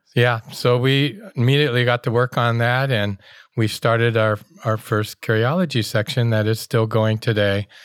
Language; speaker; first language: English; native; English